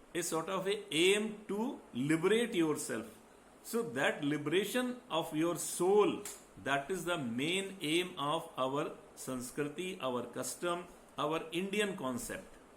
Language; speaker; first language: English; non-native, local second language; Hindi